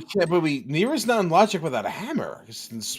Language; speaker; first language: English; native; English